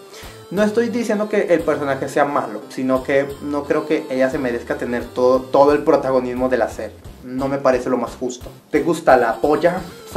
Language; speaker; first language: Spanish; native; Spanish